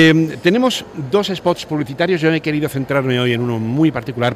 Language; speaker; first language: Spanish; native; Spanish